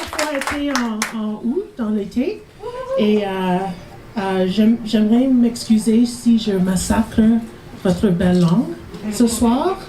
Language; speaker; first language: French; non-native, learner; English